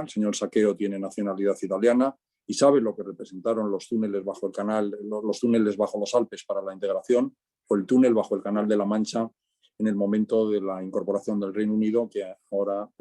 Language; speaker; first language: Spanish; native; Spanish